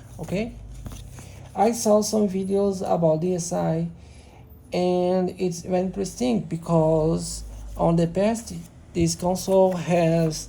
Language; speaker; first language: English; non-native, learner; Portuguese